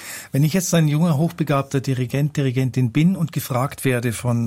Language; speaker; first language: German; native; German